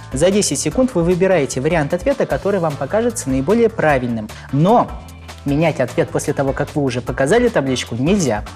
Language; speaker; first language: Russian; non-native, local second language; Chuvash